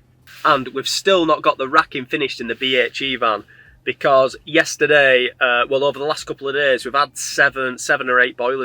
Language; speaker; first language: English; native; English